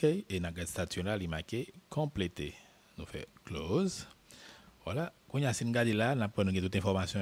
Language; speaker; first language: French; non-native, local second language; Haitian Creole